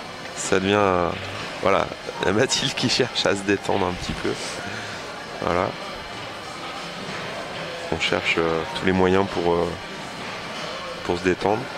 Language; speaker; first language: French; native; French